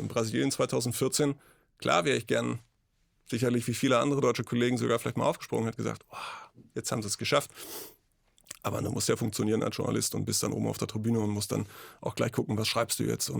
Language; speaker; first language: German; native; German